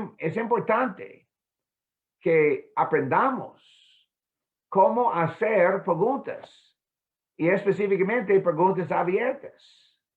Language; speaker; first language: Spanish; non-native, fluent; English